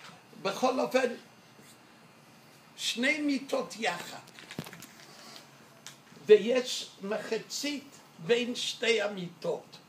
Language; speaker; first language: Hebrew; non-native, fluent; Yiddish